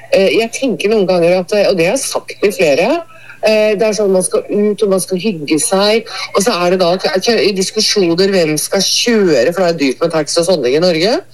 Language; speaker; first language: Norwegian; native; Norwegian